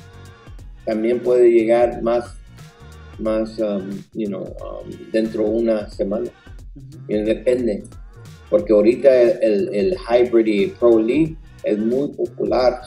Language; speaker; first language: Spanish; early bilingual, heritage; Spanish